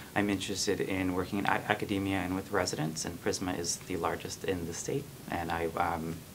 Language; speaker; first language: English; native; English